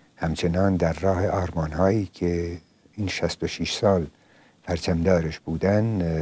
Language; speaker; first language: Persian; non-native, local second language; Central Kurdish